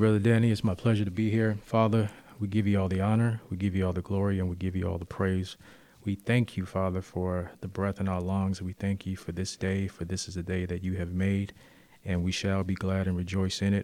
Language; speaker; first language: English; native; English